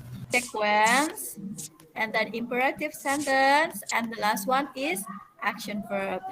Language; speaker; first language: English; non-native, fluent; Indonesian